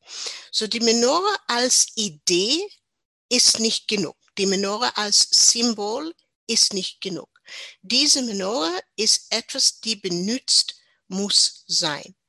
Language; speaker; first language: German; non-native, learner; English